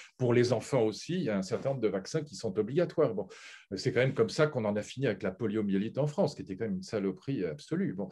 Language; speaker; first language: French; native; French